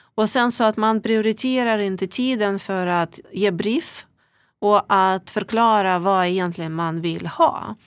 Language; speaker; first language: Swedish; non-native, fluent; Russian